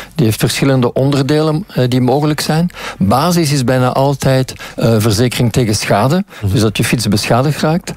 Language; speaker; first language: Dutch; native; Dutch